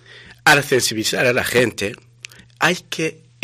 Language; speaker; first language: Spanish; non-native, fluent; Rundi